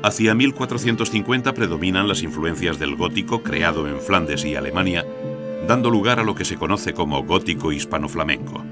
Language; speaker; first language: Spanish; native; Spanish